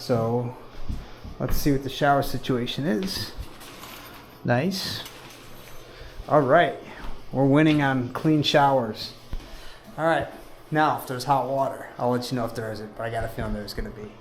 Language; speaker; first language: English; native; English